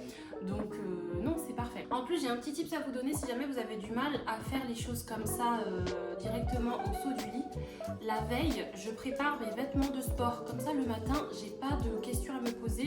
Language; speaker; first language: French; native; French